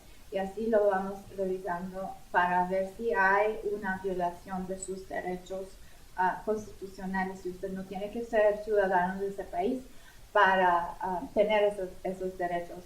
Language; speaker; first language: Spanish; non-native, fluent; English